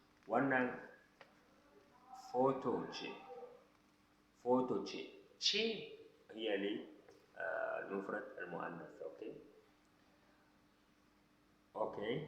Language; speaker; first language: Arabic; non-native, fluent; Hausa